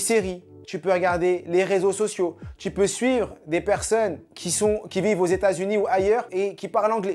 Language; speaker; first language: French; native; French